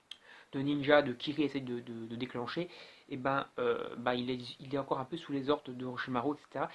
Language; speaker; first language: French; native; French